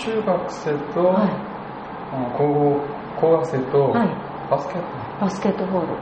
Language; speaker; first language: Japanese; non-native, learner; Korean